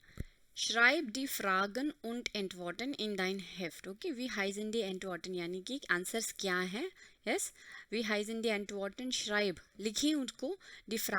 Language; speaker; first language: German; non-native, fluent; Hindi